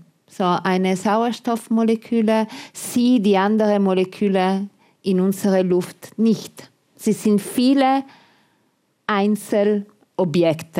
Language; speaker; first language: German; non-native, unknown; Italian